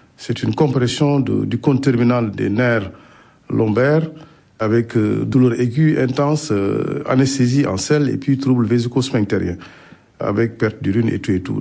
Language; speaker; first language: French; non-native, local second language; Wolof